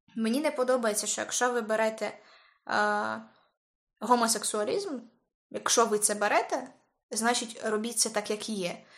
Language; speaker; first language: Ukrainian; native; Ukrainian